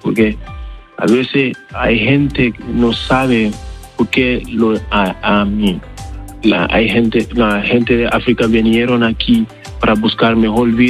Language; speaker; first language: Spanish; non-native, learner; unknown